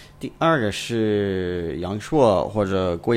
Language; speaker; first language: Chinese; non-native, learner; English